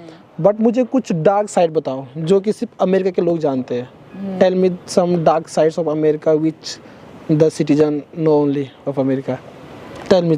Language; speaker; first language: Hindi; native; Hindi